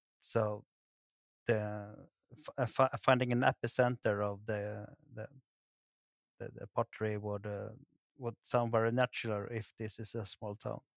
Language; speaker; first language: English; non-native, fluent; Swedish